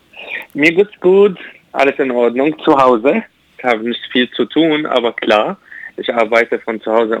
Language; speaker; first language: German; non-native, learner; Arabic